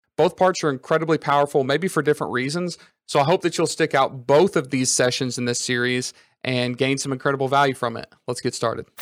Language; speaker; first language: English; native; English